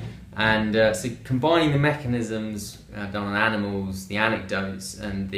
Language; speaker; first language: English; native; English